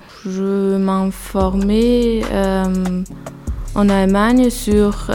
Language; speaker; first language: French; non-native, learner; German